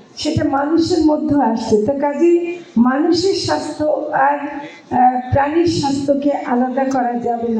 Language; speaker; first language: Bangla; native; Bangla